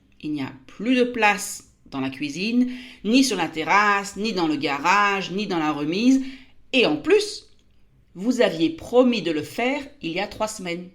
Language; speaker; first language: French; native; French